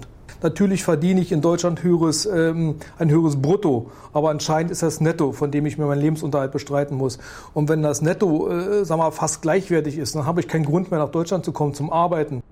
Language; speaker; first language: German; native; German